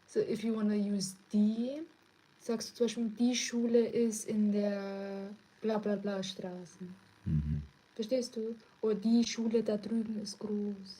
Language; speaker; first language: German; early bilingual, other home language; Turkish